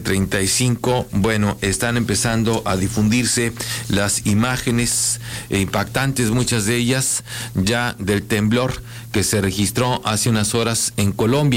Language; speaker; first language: Spanish; native; Spanish